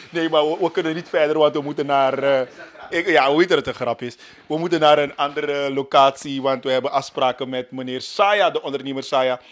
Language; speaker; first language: Dutch; native; Dutch